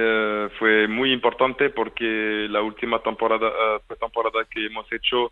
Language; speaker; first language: Spanish; non-native, fluent; French